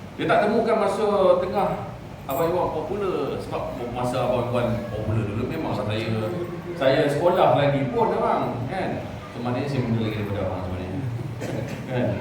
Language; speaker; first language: Malay; native; Malay